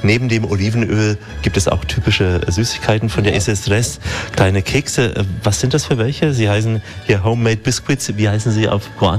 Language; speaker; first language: German; native; German